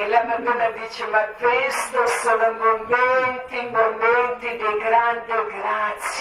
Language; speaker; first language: Italian; non-native, learner; Croatian